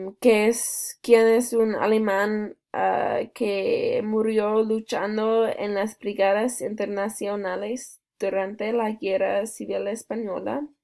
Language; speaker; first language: Spanish; non-native, learner; English